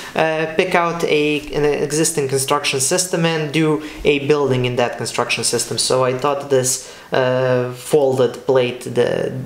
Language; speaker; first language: English; non-native, fluent; Serbian